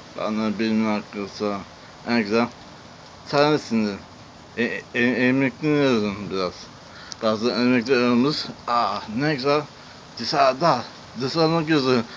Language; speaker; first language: Turkish; non-native, learner; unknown